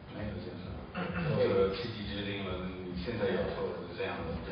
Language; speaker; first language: Chinese; non-native, learner; German